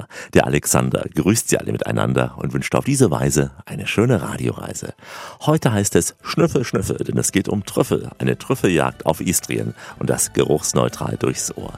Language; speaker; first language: German; native; German